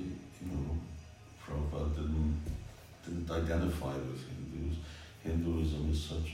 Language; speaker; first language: English; native; English